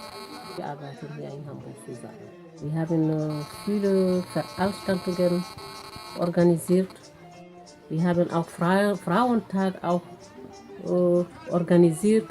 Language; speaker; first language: German; non-native, fluent; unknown